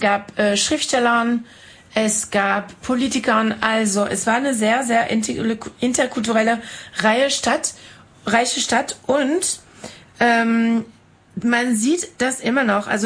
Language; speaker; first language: German; non-native, fluent; French